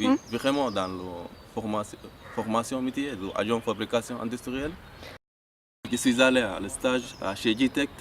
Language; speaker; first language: French; non-native, learner; Arabic